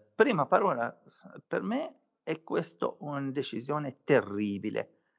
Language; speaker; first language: Italian; non-native, fluent; Arabic